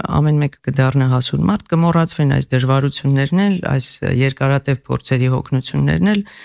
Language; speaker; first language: Armenian; native; Armenian